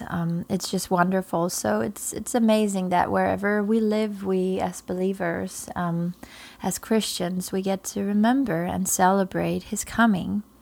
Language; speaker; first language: English; non-native, fluent; German